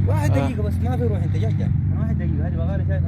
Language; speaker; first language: Arabic; native; Arabic